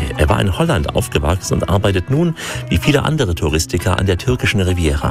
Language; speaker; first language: German; native; German